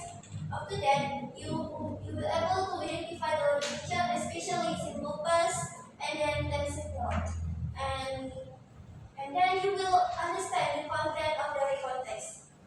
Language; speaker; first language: English; non-native, learner; Indonesian